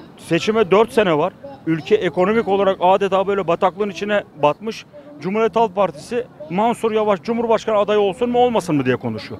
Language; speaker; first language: Turkish; native; Turkish